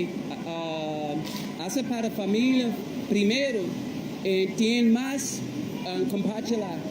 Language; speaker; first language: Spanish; non-native, learner; Portuguese